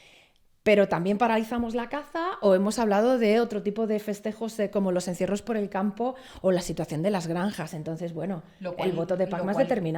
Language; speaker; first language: Spanish; native; Spanish